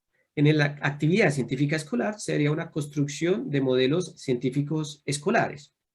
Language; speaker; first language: Spanish; native; Spanish